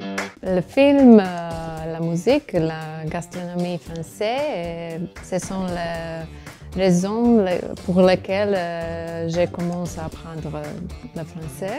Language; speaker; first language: French; non-native, fluent; Croatian